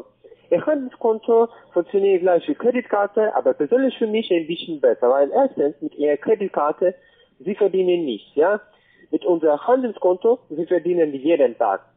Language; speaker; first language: German; non-native, learner; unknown